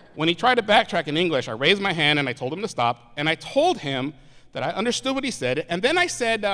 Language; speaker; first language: English; native; English